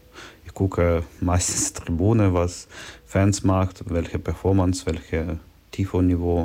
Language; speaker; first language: German; non-native, learner; Ukrainian